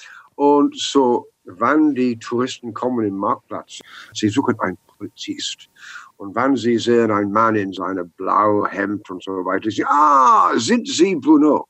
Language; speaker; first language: German; non-native, learner; English